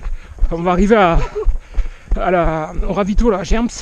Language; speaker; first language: French; native; French